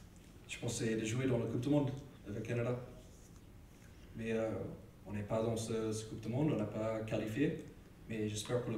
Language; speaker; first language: French; non-native, learner; English